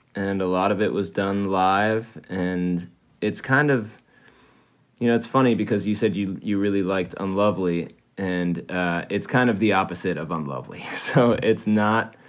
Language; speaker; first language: English; early bilingual, other home language; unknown